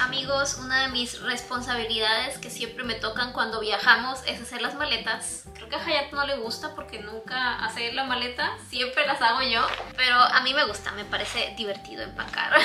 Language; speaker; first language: Spanish; native; Spanish